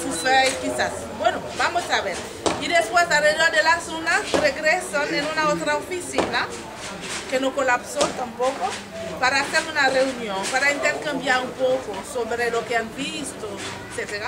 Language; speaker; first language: Spanish; non-native, fluent; Haitian Creole